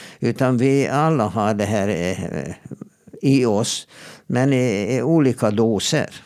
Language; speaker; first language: Swedish; non-native, fluent; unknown